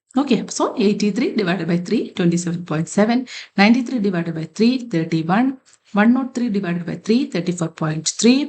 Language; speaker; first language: English; non-native, local second language; Malayalam